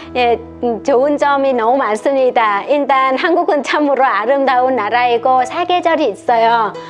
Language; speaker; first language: Korean; non-native, fluent; Vietnamese